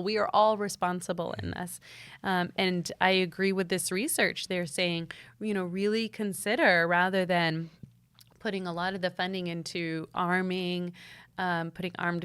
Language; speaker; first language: English; native; English